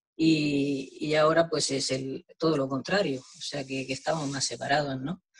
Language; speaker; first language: Spanish; native; Spanish